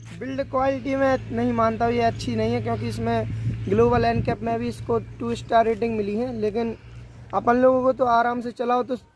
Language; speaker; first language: Hindi; native; Hindi